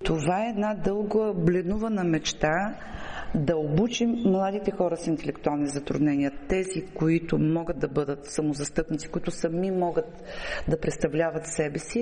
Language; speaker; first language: Bulgarian; native; Bulgarian